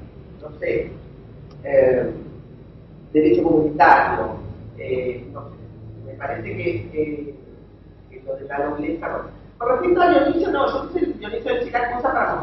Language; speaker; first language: Spanish; native; Spanish